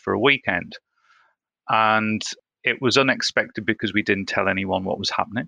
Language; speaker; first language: English; native; English